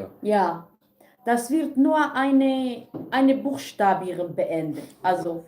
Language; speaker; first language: German; non-native, learner; Kurdish